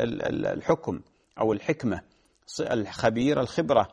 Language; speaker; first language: Arabic; native; Arabic